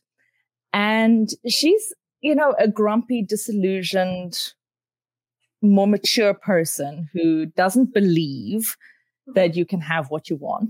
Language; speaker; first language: English; native; English